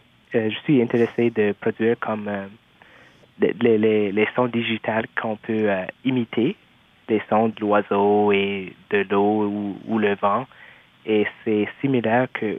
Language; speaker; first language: French; non-native, local second language; English